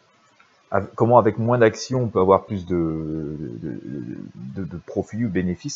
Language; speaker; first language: French; native; French